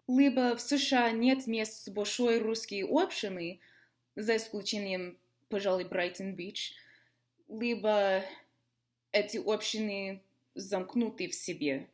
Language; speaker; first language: Russian; non-native, learner; English